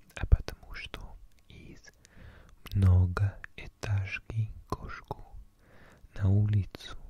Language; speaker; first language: Russian; non-native, learner; English